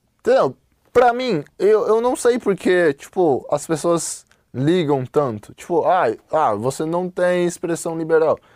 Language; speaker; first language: Portuguese; non-native, fluent; Chinese